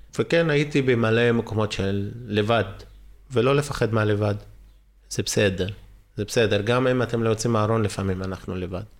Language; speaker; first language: Hebrew; non-native, local second language; Arabic